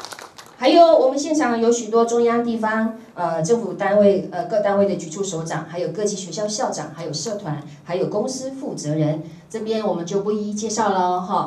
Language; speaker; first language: Chinese; native; Chinese